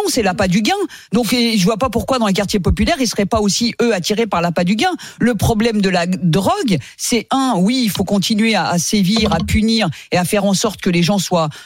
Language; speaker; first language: French; native; French